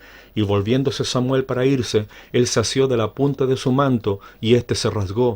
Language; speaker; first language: Spanish; native; Spanish